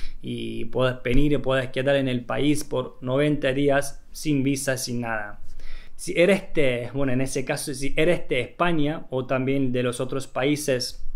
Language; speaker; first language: Spanish; non-native, fluent; Turkish